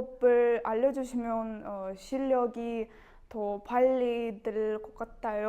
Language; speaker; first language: Korean; non-native, learner; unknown